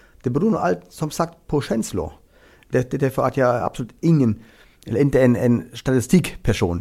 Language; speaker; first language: Swedish; non-native, fluent; German